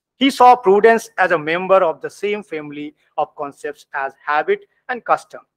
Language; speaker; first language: English; non-native, local second language; Hindi